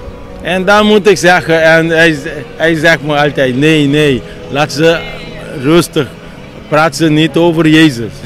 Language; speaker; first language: Dutch; non-native, local second language; Papiamento